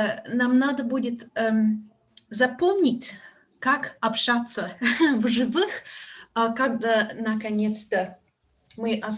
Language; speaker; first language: Russian; non-native, fluent; English